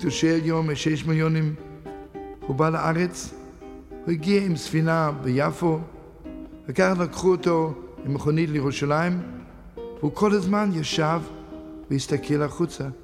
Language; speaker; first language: Hebrew; non-native, fluent; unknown